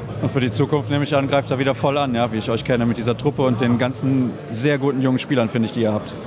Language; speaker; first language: German; native; German